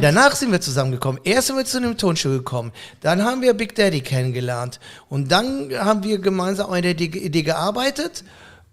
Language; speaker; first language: German; native; German